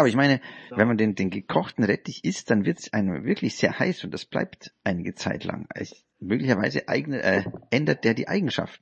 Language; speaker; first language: German; native; German